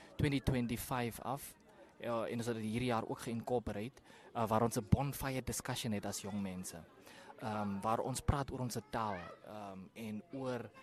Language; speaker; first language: Afrikaans; non-native, local second language; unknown